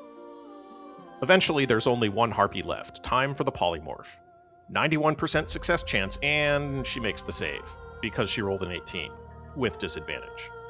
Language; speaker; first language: English; native; English